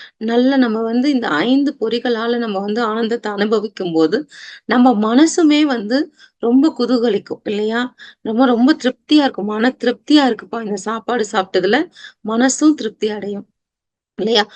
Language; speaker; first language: Tamil; native; Tamil